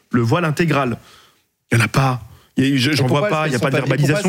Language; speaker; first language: French; native; French